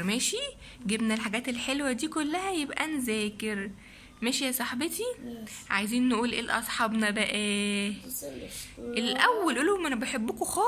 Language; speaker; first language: Arabic; native; Arabic